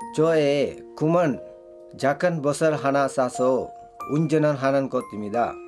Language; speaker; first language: Korean; non-native, learner; Sinhala